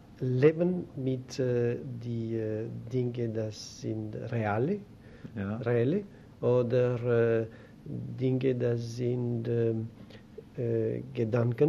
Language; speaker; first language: German; non-native, learner; Greek